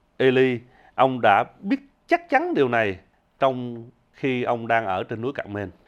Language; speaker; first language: Vietnamese; early bilingual, heritage; Vietnamese